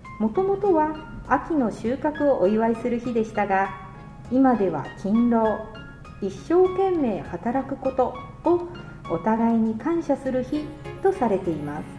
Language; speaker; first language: Japanese; native; Japanese